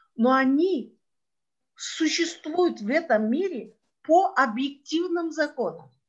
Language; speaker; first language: Russian; non-native, local second language; Kyrgyz